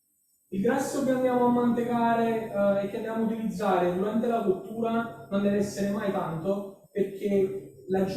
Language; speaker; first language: Italian; native; Italian